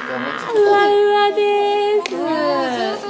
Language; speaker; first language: Japanese; native; Japanese